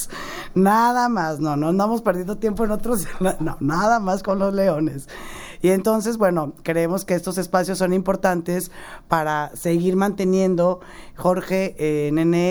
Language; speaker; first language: Spanish; native; Spanish